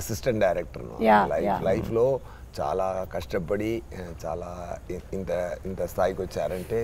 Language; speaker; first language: Telugu; non-native, fluent; Tamil